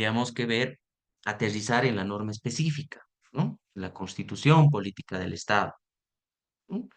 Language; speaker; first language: Spanish; native; Spanish